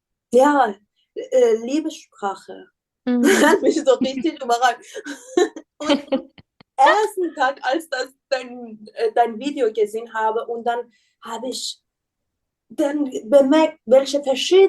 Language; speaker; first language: German; non-native, learner; Persian